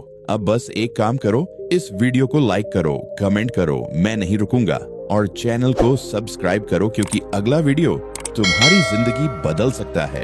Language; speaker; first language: Hindi; native; Hindi